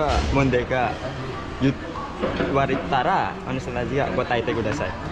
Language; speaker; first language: Japanese; non-native, learner; Indonesian